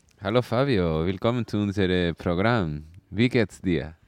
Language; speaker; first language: German; non-native, learner; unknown